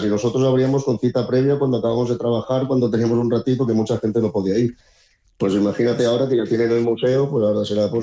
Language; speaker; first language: Spanish; native; Spanish